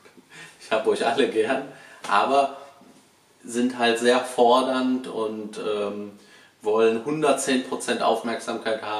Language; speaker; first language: German; native; German